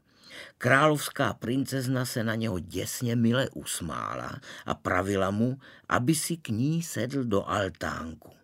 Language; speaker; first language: Czech; native; Czech